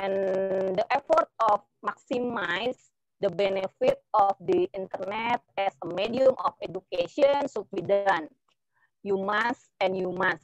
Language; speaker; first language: English; non-native, learner; Indonesian